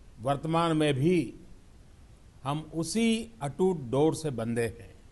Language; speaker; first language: Hindi; non-native, local second language; Gujarati